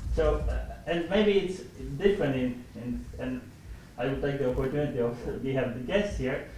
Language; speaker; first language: English; non-native, fluent; Slovak